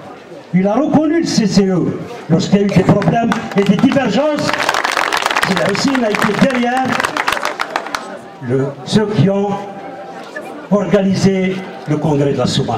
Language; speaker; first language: French; non-native, local second language; Kabyle